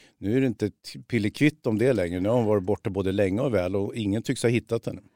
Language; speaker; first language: Swedish; native; Swedish